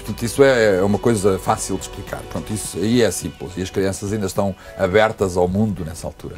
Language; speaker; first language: Portuguese; native; Portuguese